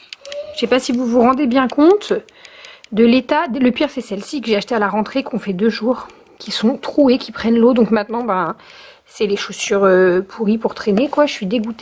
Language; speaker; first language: French; native; French